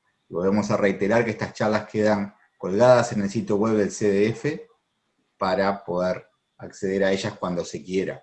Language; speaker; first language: Spanish; native; Spanish